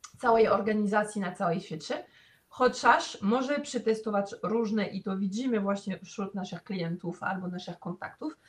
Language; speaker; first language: Polish; non-native, fluent; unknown